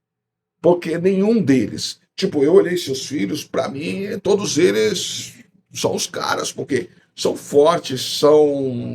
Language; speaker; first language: Portuguese; native; Portuguese